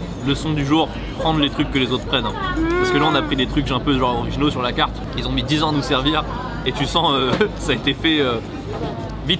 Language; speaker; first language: French; native; French